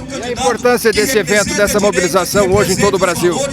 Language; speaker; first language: Portuguese; native; Portuguese